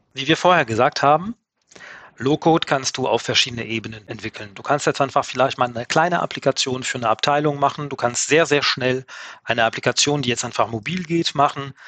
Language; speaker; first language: German; non-native, fluent; French